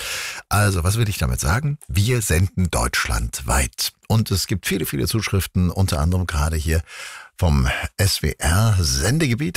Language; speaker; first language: German; native; German